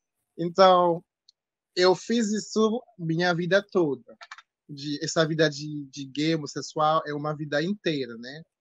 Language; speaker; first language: Portuguese; non-native, fluent; French